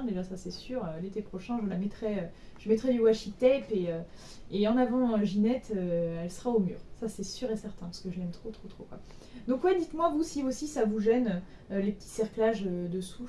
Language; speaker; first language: French; native; French